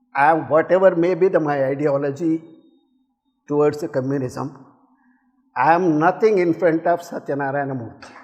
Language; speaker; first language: English; non-native, local second language; Telugu